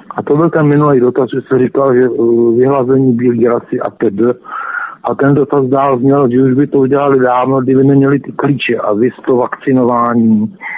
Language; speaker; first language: Czech; native; Czech